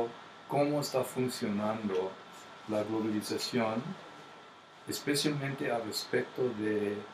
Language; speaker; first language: Spanish; non-native, fluent; English